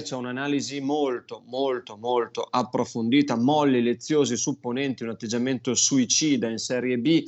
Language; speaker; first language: Italian; native; Italian